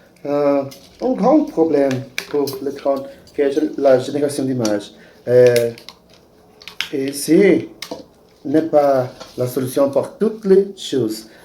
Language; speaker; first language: French; non-native, learner; Portuguese